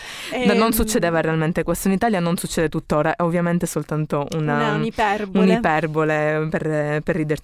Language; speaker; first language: Italian; native; Italian